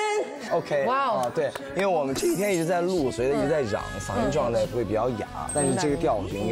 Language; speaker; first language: Chinese; native; Chinese